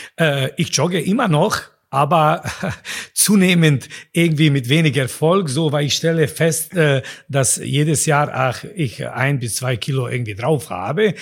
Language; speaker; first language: German; non-native, fluent; Bosnian